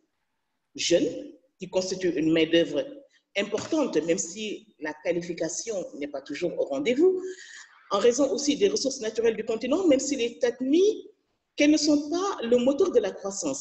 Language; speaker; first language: French; non-native, local second language; Wolof